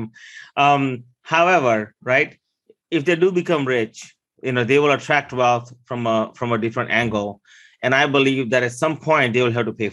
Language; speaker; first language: English; early bilingual, other home language; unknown